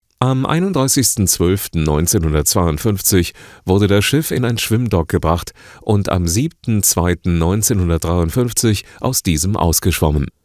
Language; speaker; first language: German; native; German